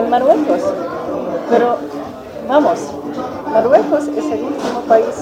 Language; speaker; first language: Spanish; non-native, fluent; German